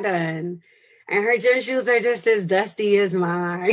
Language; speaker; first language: English; native; English